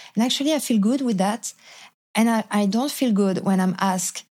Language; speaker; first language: English; non-native, fluent; French